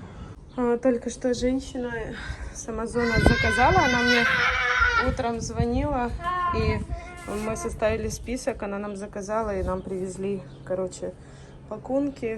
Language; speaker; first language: Russian; native; Russian